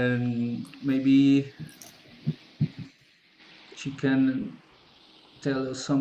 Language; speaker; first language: English; non-native, learner; Spanish